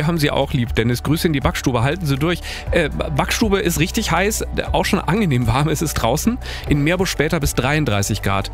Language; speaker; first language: German; native; German